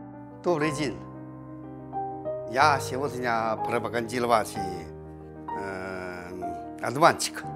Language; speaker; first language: Russian; non-native, learner; Chinese